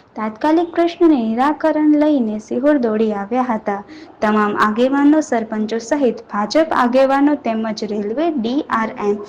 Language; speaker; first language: Gujarati; native; Gujarati